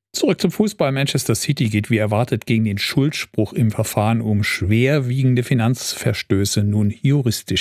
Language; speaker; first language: German; native; German